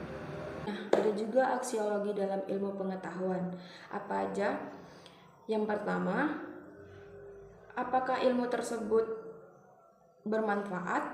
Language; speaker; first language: Indonesian; native; Indonesian